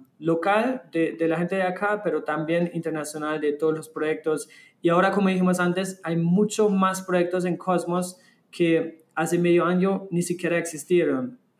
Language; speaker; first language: Spanish; non-native, fluent; German